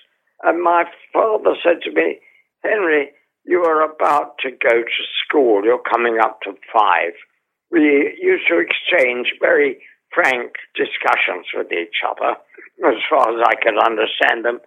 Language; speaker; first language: English; native; English